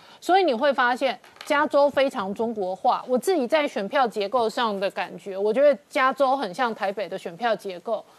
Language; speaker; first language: Chinese; native; Chinese